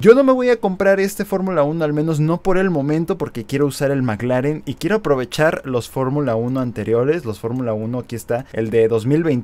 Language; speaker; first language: Spanish; native; Spanish